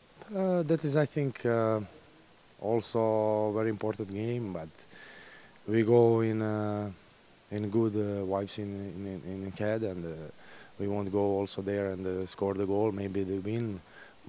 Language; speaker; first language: English; non-native, learner; Croatian